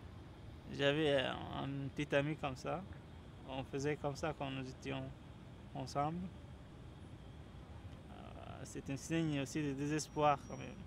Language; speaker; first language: French; non-native, learner; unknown